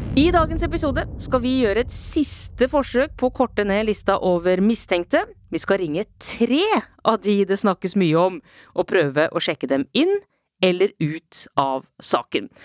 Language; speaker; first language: Norwegian; native; Norwegian